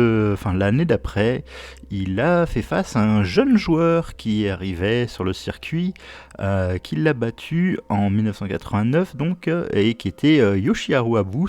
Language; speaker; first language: French; native; French